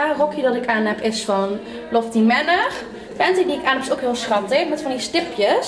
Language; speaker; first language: Dutch; native; Dutch